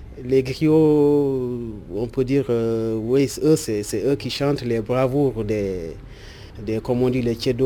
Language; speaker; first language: French; non-native, local second language; Fula